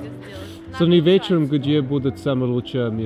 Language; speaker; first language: Russian; non-native, learner; English